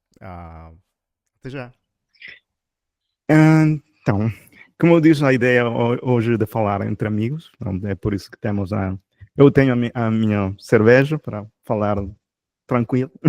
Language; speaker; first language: Portuguese; non-native, fluent; Spanish